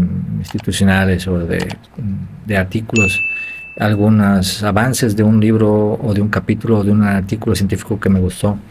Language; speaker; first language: Spanish; native; Spanish